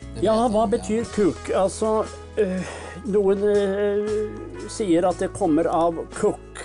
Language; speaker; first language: Norwegian; native; Norwegian